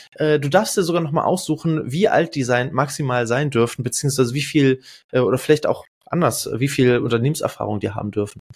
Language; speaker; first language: German; native; German